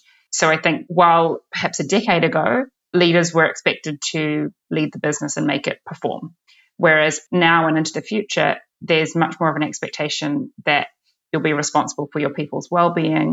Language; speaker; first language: English; native; English